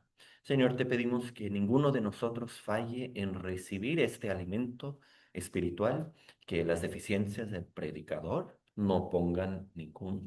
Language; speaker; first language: Spanish; native; Spanish